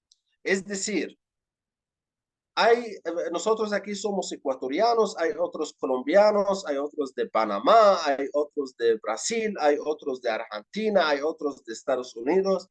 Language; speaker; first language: Spanish; non-native, fluent; Arabic